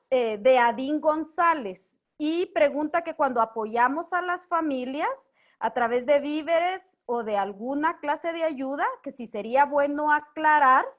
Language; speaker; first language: Spanish; native; Spanish